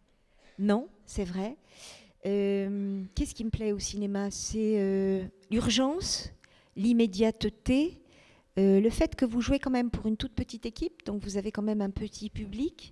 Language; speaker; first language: French; native; French